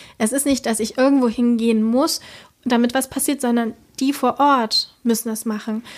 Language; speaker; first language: German; early bilingual, other home language; Spanish